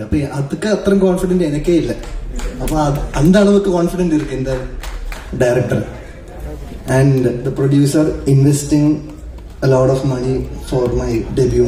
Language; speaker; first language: Tamil; non-native, learner; Malayalam